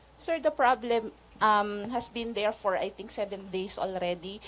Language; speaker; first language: English; non-native, local second language; Filipino